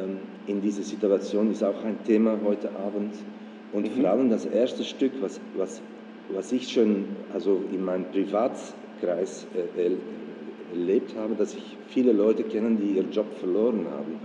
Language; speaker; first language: German; non-native, fluent; Dutch